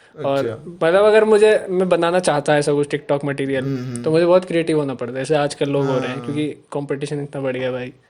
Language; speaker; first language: Hindi; native; Hindi